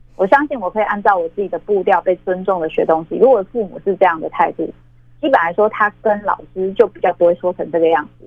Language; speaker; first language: Chinese; native; Chinese